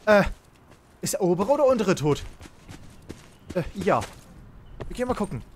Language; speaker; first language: German; native; German